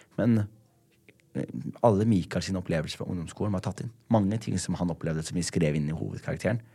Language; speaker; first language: Norwegian; early bilingual, other home language; Somali